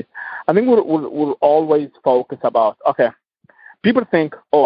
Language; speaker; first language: English; non-native, learner; Arabic